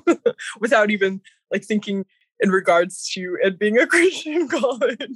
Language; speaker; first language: English; native; English